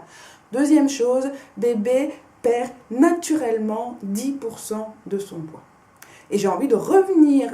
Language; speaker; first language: French; native; French